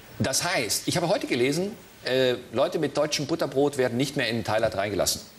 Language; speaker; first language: German; native; German